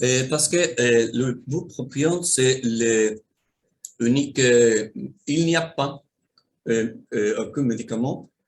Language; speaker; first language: French; non-native, learner; Spanish